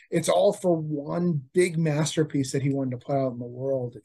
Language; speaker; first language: English; native; English